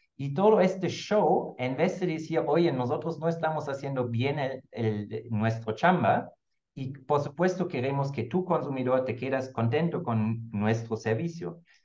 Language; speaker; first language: Spanish; non-native, fluent; German